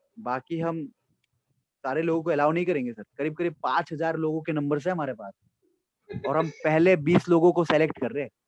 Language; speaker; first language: Hindi; non-native, local second language; Assamese